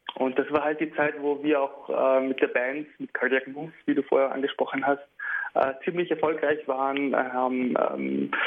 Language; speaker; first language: German; early bilingual, heritage; German